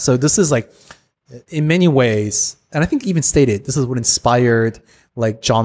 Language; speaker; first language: English; native; English